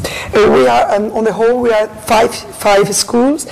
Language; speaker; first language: English; non-native, learner; Spanish